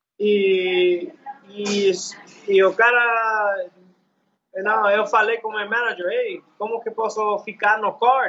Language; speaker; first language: Portuguese; non-native, learner; English